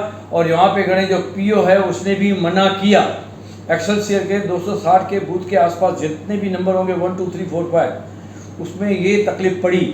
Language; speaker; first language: Hindi; non-native, local second language; Sindhi